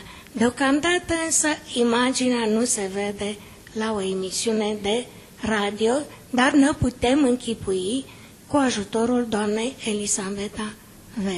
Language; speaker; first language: Romanian; native; Romanian